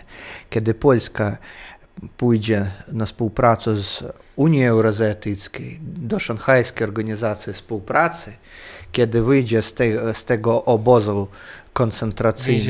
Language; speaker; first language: Polish; non-native, learner; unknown